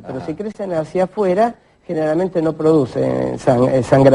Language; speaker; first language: Spanish; native; Spanish